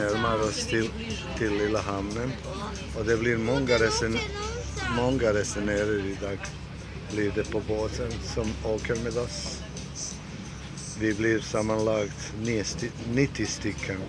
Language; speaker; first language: Swedish; non-native, fluent; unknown